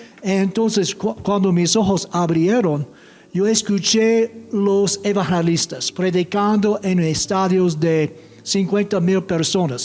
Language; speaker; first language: Spanish; non-native, fluent; English